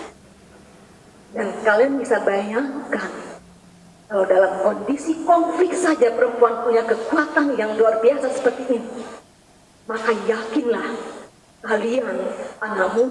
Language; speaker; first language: Indonesian; native; Indonesian